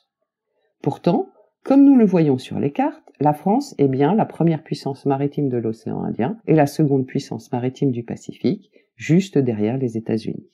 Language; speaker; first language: French; native; French